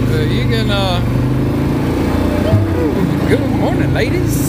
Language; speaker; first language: English; native; English